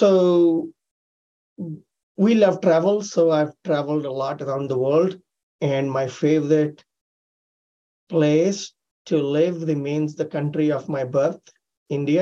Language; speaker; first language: English; non-native, local second language; Hindi